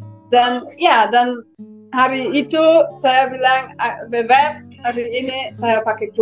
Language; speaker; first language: Indonesian; non-native, fluent; German